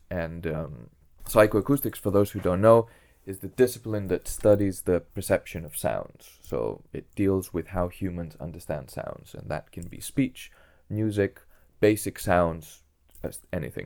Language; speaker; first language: English; non-native, fluent; Greek